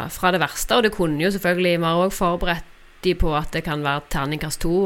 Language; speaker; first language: Norwegian; native; Norwegian